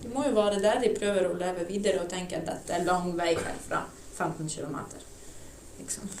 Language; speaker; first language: Norwegian; non-native, fluent; Ukrainian